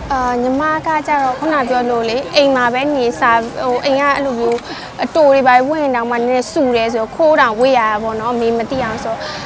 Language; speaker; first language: Burmese; non-native, local second language; Hakha Chin